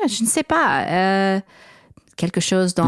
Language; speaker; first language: French; non-native, learner; English